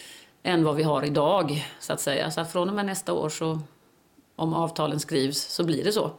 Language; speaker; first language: Swedish; native; Swedish